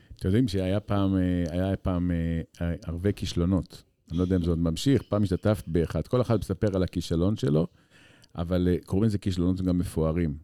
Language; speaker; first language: Hebrew; native; Hebrew